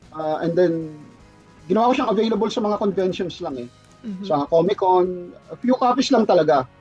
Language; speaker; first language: Filipino; native; Filipino